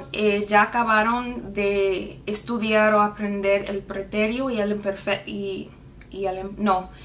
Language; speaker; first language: Spanish; non-native, fluent; English